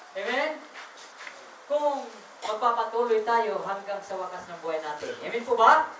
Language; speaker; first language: Filipino; non-native, local second language; Waray